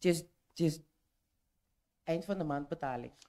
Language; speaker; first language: Dutch; non-native, learner; Papiamento